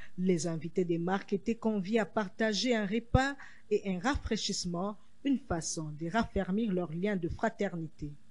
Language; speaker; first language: French; non-native, local second language; Lingala